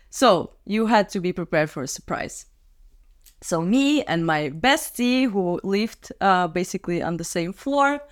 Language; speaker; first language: English; non-native, fluent; Russian